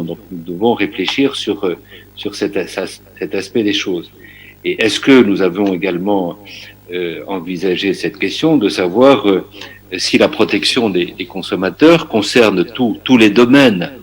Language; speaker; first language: French; native; French